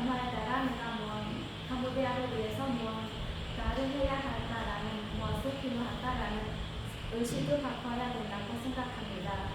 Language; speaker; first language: Korean; non-native, fluent; Khmer